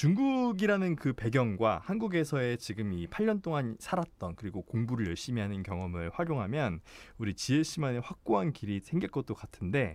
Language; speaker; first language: Korean; native; Korean